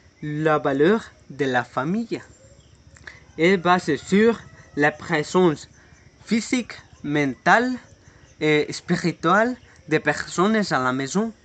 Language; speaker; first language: French; non-native, learner; Spanish